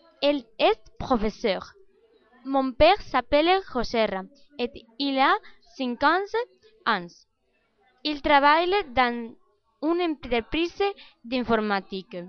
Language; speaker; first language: French; non-native, learner; Spanish